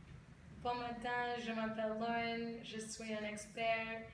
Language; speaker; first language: French; non-native, learner; English